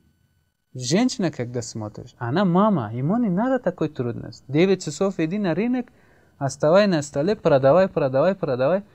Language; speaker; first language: Russian; non-native, learner; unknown